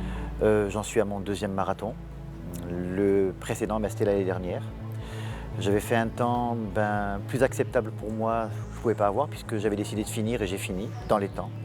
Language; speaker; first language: French; native; French